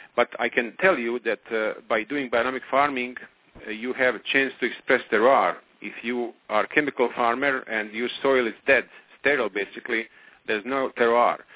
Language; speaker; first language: English; non-native, fluent; Croatian